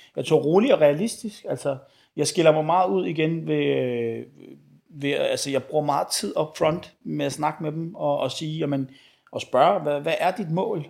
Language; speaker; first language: Danish; early bilingual, other home language; Arabic